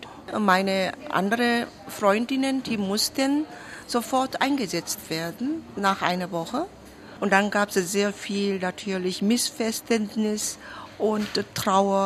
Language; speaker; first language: German; non-native, fluent; Korean